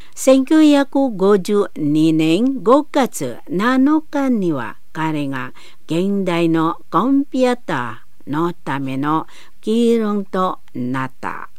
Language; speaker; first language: Japanese; non-native, learner; Indonesian